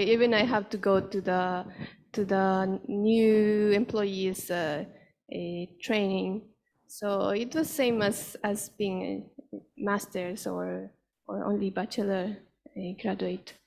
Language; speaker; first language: English; non-native, fluent; Spanish